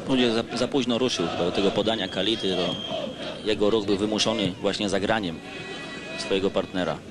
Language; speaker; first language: Polish; native; Polish